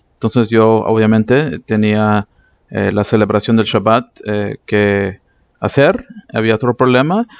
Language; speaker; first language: Spanish; early bilingual, heritage; English